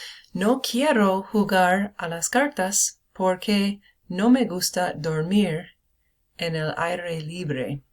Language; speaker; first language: Spanish; non-native, fluent; English